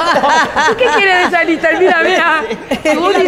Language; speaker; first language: Spanish; native; Spanish